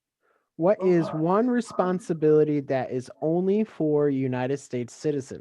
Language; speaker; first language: English; native; English